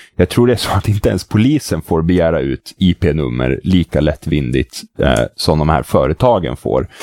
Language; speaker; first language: Swedish; native; Swedish